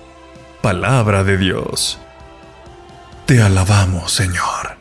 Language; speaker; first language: Spanish; native; Spanish